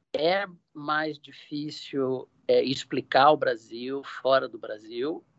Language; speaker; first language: Portuguese; native; Portuguese